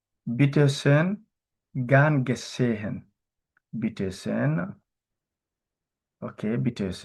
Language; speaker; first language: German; non-native, learner; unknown